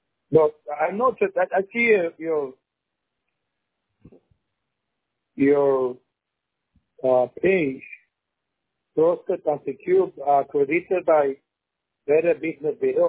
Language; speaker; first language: English; non-native, learner; Spanish